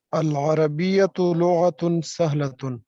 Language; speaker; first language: Arabic; non-native, learner; Urdu